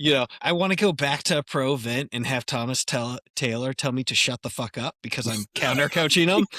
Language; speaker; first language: English; native; English